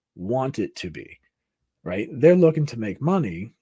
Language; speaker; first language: English; native; English